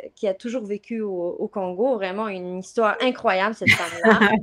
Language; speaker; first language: French; non-native, local second language; Arabic